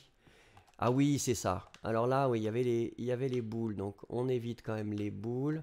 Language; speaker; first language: French; native; French